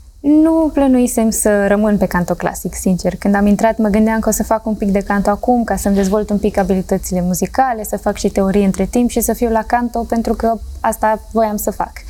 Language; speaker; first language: Romanian; early bilingual, heritage; Romanian